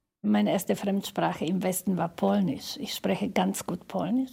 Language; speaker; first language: German; non-native, fluent; Slovak